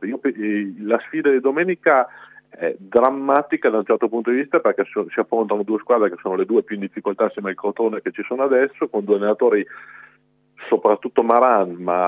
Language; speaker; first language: Italian; native; Italian